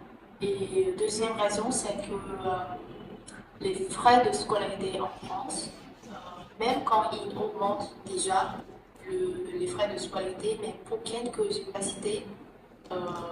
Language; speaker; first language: French; non-native, fluent; Vietnamese